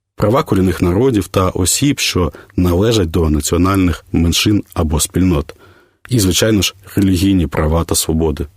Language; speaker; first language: Ukrainian; native; Ukrainian